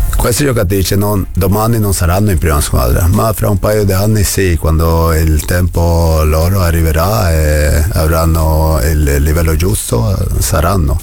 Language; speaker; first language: Italian; non-native, fluent; Swedish